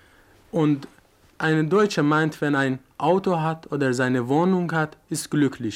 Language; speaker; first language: German; non-native, learner; Persian